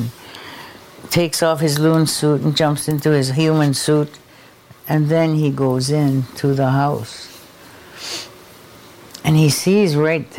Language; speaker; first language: English; non-native, fluent; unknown